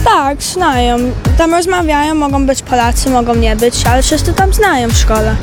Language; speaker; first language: Polish; early bilingual, heritage; Polish